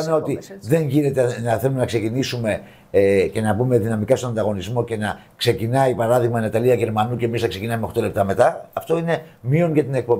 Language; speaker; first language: Greek; native; Greek